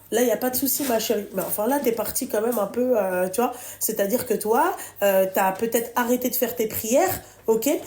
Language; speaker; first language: French; native; French